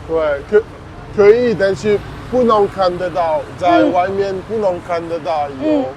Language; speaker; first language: Chinese; non-native, learner; French